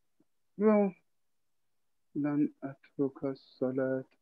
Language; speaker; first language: Arabic; non-native, learner; English